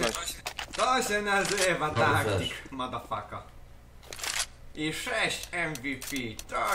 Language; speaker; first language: Polish; native; Polish